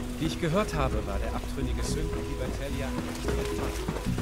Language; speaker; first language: German; non-native, fluent; Polish